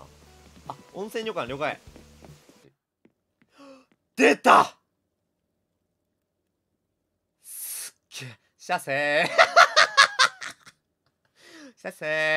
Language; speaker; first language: Japanese; native; Japanese